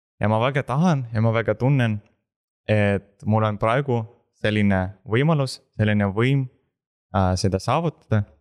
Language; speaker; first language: Estonian; non-native, local second language; Russian